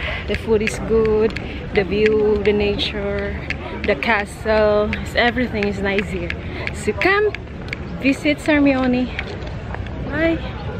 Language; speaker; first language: English; non-native, local second language; Cebuano